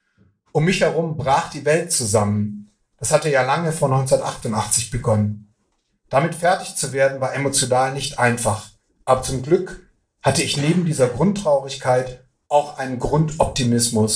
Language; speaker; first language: German; native; German